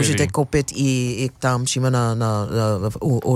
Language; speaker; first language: Czech; non-native, fluent; English